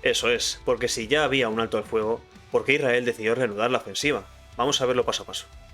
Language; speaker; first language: Spanish; native; Spanish